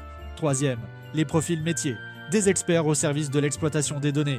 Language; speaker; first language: French; native; French